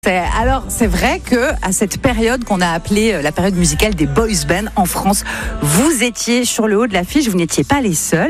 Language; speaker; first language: French; native; French